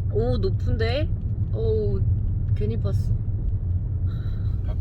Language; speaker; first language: Korean; non-native, fluent; French